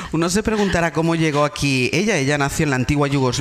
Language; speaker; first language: Spanish; native; Spanish